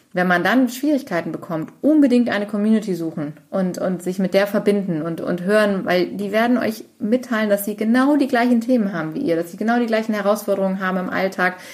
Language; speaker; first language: German; native; German